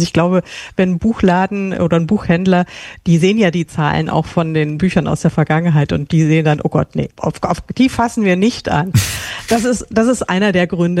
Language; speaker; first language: German; native; German